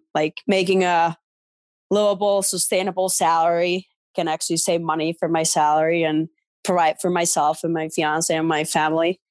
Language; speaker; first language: English; non-native, fluent; Finnish